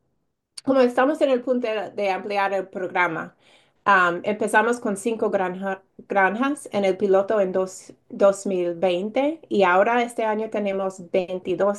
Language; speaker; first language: Spanish; non-native, fluent; English